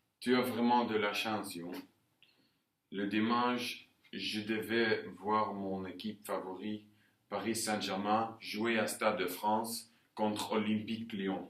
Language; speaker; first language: French; non-native, learner; Norwegian